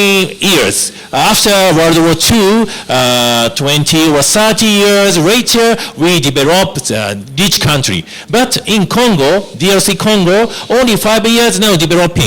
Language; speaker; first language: English; non-native, learner; Japanese